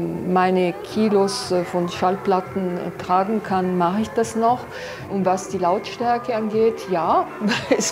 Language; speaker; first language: German; non-native, fluent; Arabic